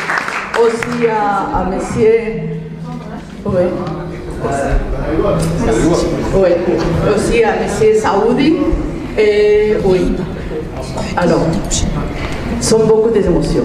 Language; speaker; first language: French; non-native, fluent; Spanish